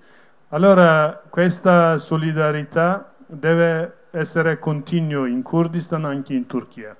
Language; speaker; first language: Italian; non-native, learner; Kurdish